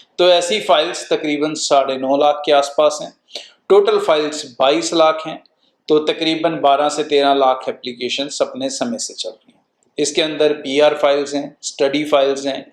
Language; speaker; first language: Hindi; non-native, local second language; Punjabi